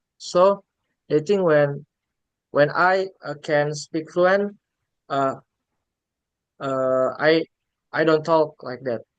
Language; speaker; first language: English; non-native, learner; Indonesian